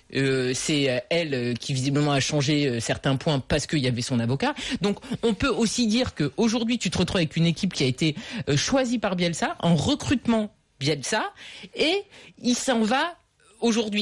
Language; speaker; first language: French; native; French